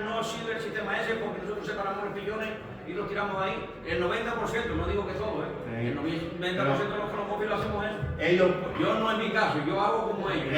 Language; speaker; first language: Spanish; native; Spanish